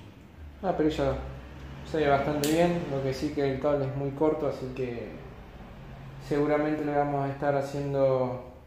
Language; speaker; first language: Spanish; native; Spanish